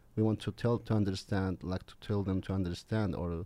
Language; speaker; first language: English; non-native, fluent; Arabic